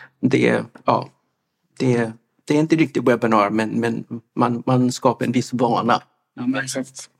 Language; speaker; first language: Swedish; non-native, fluent; English